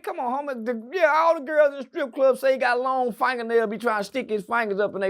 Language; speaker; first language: English; native; English